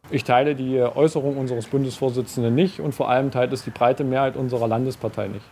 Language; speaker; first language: German; native; German